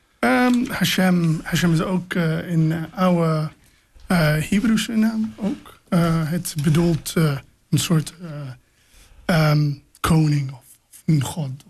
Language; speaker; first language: Dutch; non-native, fluent; English